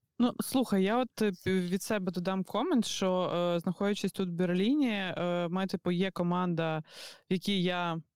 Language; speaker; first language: Ukrainian; native; Ukrainian